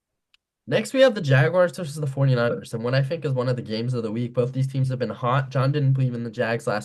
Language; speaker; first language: English; native; English